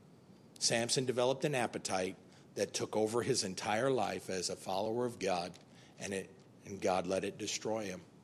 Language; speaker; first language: English; native; English